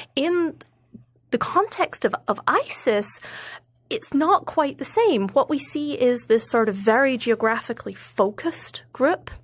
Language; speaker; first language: English; native; English